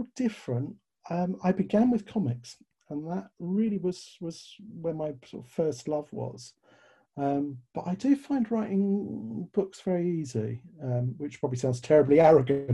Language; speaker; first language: English; native; English